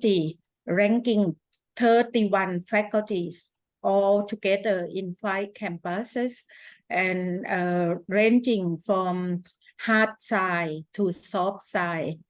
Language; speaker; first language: English; non-native, fluent; Thai